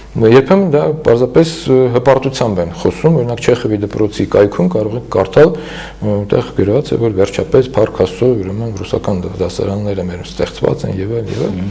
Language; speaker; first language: Armenian; native; Armenian